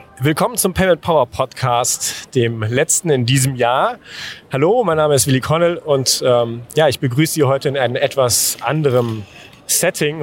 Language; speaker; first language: German; native; German